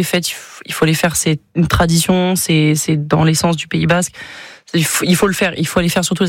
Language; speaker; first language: French; native; French